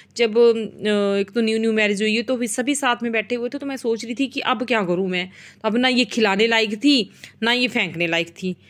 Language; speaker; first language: Hindi; non-native, local second language; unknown